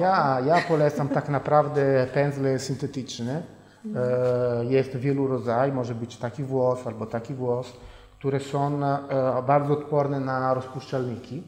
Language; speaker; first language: Polish; non-native, fluent; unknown